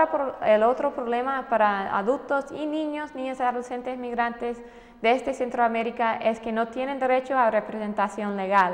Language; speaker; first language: Spanish; non-native, fluent; English